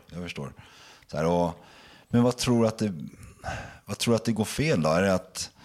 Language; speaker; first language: Swedish; native; Swedish